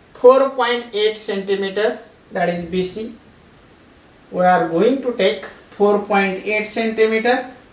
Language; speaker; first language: English; non-native, local second language; Marathi